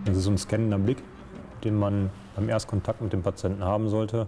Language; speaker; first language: German; native; German